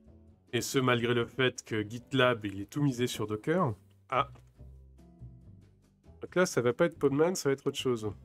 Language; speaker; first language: French; native; French